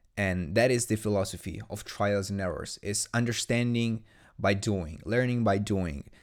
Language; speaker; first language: English; non-native, fluent; Italian